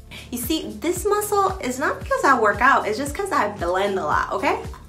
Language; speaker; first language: English; early bilingual, other home language; Spanish